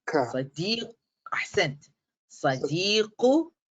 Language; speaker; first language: Arabic; non-native, fluent; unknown